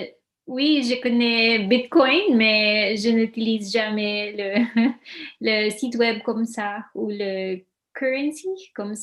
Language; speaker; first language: French; non-native, learner; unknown